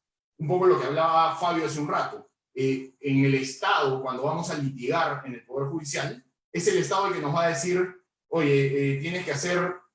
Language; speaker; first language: Spanish; native; Spanish